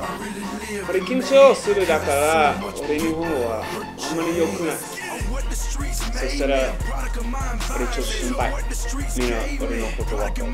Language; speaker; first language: Japanese; non-native, learner; English